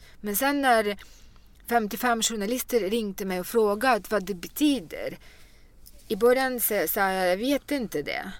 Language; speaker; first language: Swedish; non-native, fluent; Russian